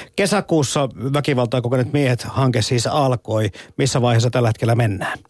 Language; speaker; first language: Finnish; native; Finnish